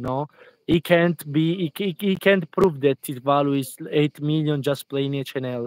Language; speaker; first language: English; non-native, fluent; Italian